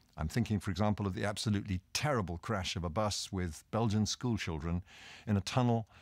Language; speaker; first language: English; native; English